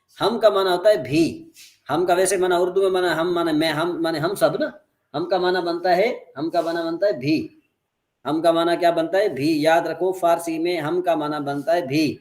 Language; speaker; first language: Urdu; non-native, local second language; Sindhi